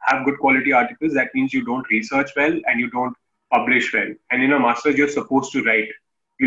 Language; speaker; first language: English; non-native, local second language; Hindi